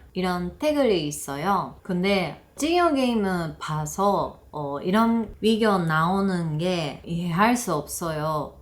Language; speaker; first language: Korean; non-native, learner; Japanese